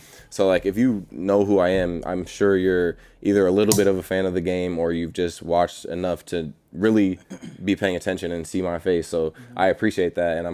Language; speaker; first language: English; native; English